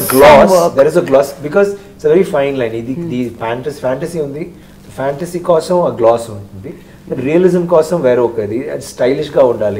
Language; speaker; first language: Telugu; non-native, learner; Tamil